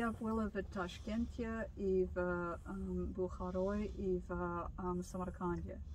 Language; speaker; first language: Russian; non-native, learner; English